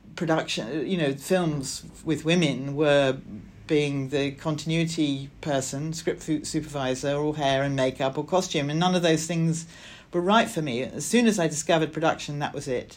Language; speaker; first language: English; native; English